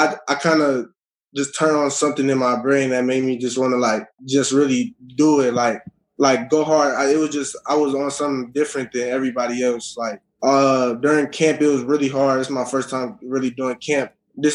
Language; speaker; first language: English; native; English